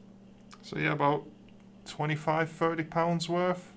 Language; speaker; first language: English; native; English